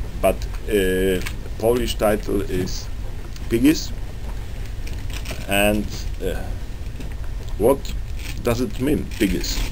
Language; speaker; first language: English; non-native, learner; Polish